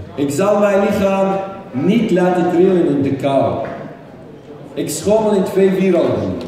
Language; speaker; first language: Dutch; non-native, fluent; Arabic